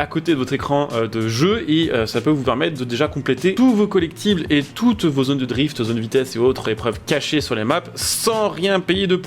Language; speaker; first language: French; native; French